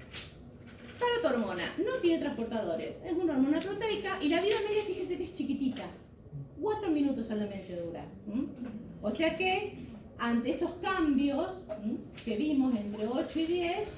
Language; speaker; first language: Spanish; native; Spanish